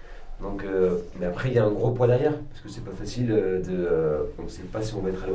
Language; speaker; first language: French; native; French